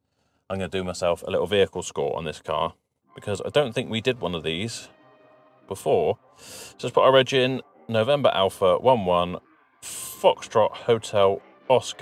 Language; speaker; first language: English; native; English